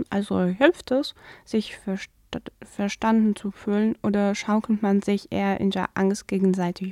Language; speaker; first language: German; non-native, fluent; Russian